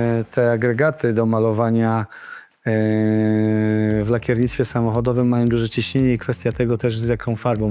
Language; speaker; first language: Polish; native; Polish